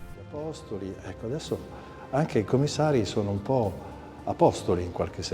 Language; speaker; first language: Italian; native; Italian